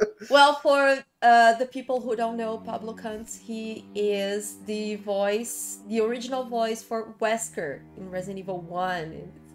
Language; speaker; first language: English; non-native, fluent; Portuguese